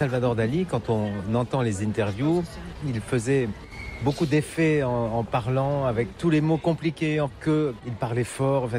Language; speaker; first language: French; native; French